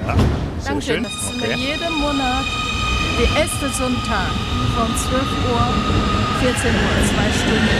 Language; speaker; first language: German; non-native, learner; Chinese